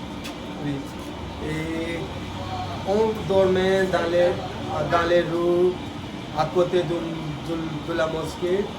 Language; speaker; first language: French; non-native, learner; Hindi